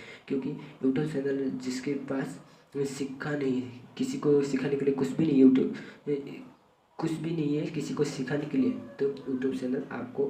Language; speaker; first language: Hindi; non-native, local second language; Bodo